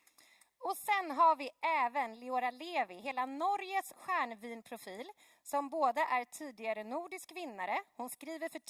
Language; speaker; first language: Swedish; native; Swedish